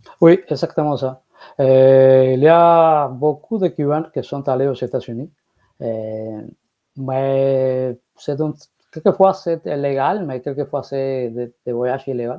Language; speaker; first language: French; non-native, fluent; Spanish